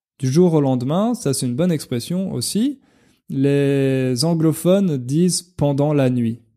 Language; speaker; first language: French; native; French